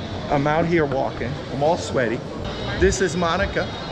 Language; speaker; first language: English; native; English